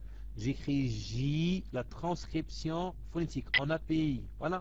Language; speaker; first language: French; non-native, local second language; Arabic